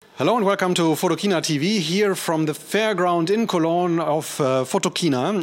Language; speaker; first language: English; non-native, fluent; German